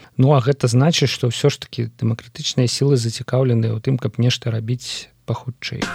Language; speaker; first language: Belarusian; non-native, local second language; Russian